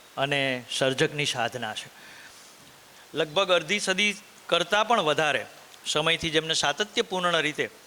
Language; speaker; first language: Gujarati; native; Gujarati